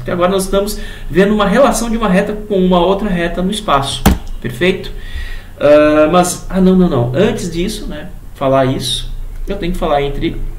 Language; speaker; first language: Portuguese; native; Portuguese